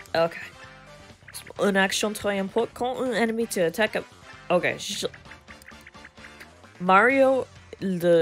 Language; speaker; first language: French; non-native, learner; English